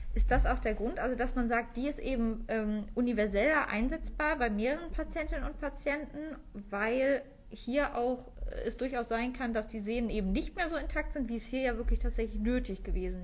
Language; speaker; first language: German; native; German